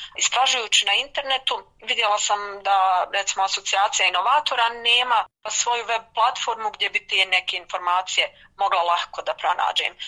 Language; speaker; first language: Bosnian; native; Bosnian